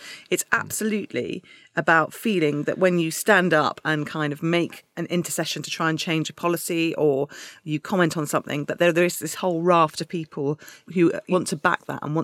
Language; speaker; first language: English; native; English